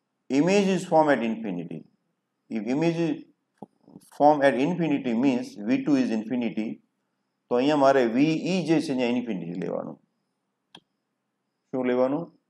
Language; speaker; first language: English; non-native, local second language; Gujarati